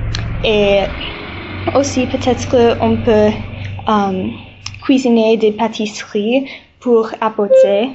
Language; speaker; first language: French; non-native, learner; English